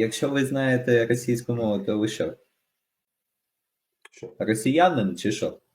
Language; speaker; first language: Ukrainian; non-native, local second language; Russian